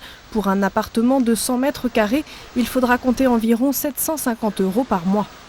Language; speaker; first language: French; native; French